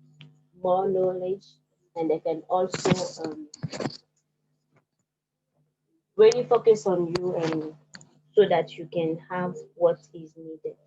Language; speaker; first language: English; non-native, fluent; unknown